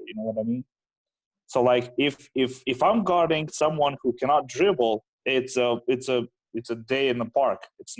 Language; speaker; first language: English; non-native, fluent; Romanian